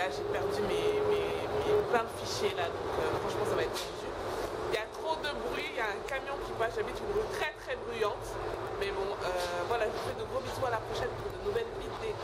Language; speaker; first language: French; non-native, local second language; Wolof